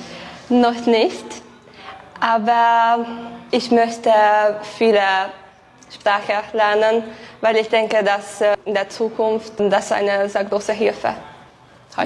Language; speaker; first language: German; non-native, local second language; Hungarian